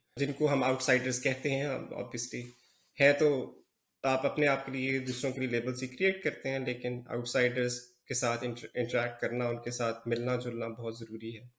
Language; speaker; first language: Urdu; native; Urdu